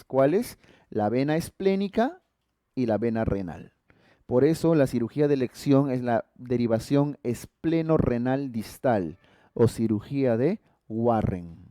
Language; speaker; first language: Spanish; native; Spanish